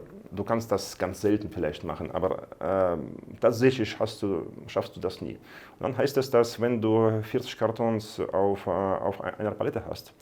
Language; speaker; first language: German; non-native, fluent; Russian